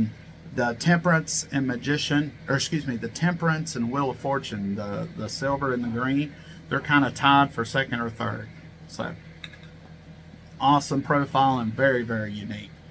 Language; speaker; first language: English; native; English